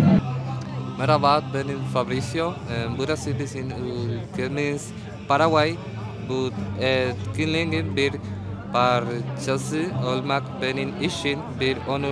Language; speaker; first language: Turkish; non-native, learner; Spanish